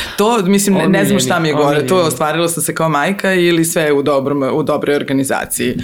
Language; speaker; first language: Serbian; native; Serbian